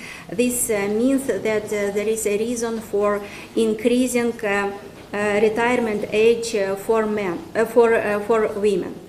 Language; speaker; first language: English; non-native, fluent; Romanian